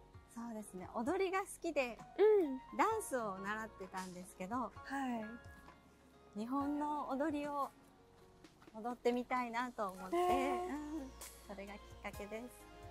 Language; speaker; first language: Japanese; native; Japanese